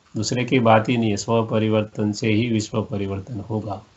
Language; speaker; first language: Hindi; non-native, local second language; Gujarati